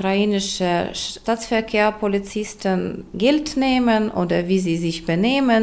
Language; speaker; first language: German; non-native, fluent; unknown